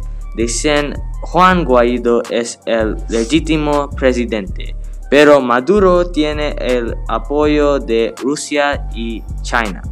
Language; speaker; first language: Spanish; non-native, learner; English